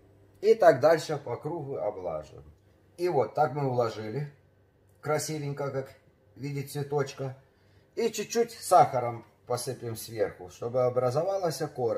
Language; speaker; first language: Russian; native; Russian